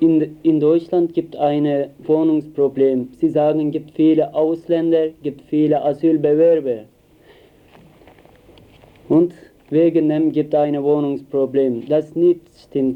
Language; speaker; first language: German; non-native, learner; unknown